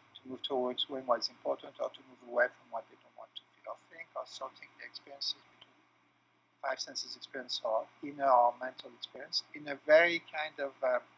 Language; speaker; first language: English; non-native, fluent; French